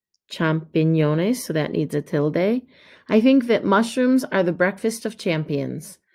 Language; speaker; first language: English; native; English